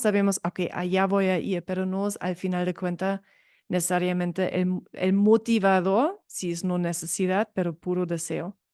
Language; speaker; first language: Spanish; non-native, fluent; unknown